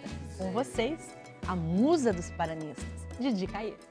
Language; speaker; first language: Portuguese; native; Portuguese